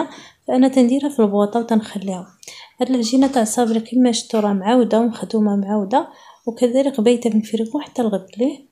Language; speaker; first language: Arabic; native; Arabic